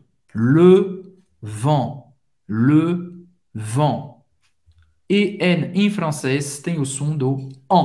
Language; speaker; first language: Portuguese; non-native, fluent; French